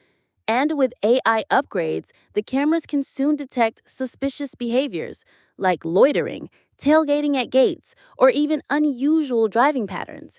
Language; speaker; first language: English; native; English